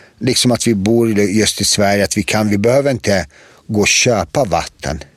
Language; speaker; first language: Swedish; early bilingual, other home language; Serbian